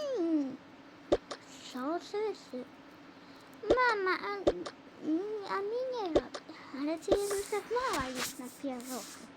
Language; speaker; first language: Polish; early bilingual, heritage; Polish